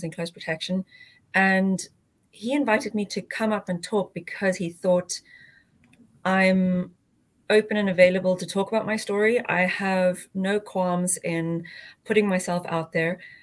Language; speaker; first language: English; native; English